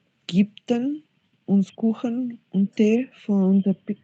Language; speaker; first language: German; non-native, learner; Macedonian